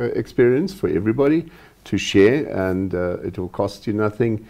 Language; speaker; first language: English; non-native, local second language; German